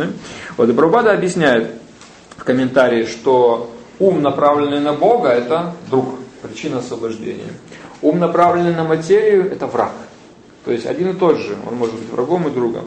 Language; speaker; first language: Russian; native; Russian